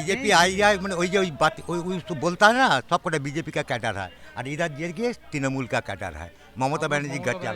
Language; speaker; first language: Hindi; non-native, local second language; Bangla